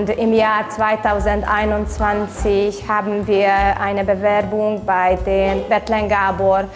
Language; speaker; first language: German; non-native, local second language; Hungarian